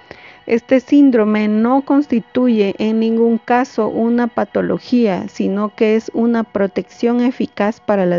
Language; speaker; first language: Spanish; native; Spanish